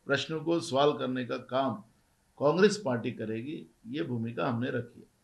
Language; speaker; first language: Hindi; non-native, local second language; Marathi